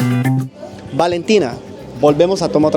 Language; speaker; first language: Spanish; native; Spanish